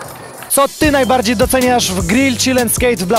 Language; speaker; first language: Polish; native; Polish